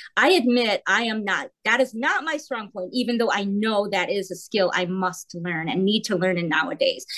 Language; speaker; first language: English; early bilingual, heritage; Korean